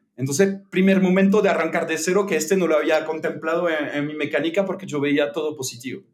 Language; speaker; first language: Spanish; non-native, fluent; French